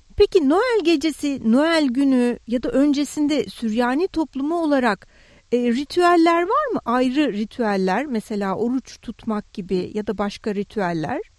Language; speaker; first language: Turkish; native; Turkish